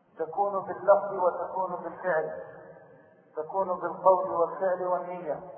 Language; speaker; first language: Arabic; native; Arabic